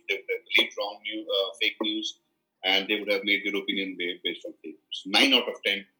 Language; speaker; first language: English; non-native, local second language; Kashmiri